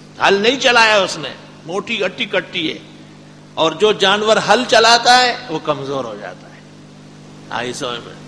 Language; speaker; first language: Urdu; non-native, local second language; Pashto